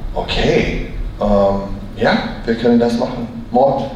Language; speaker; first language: German; non-native, learner; English